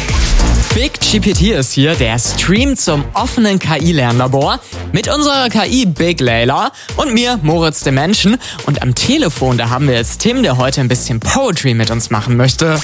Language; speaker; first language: German; native; German